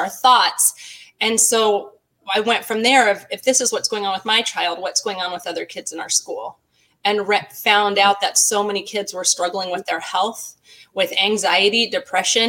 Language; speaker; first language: English; native; English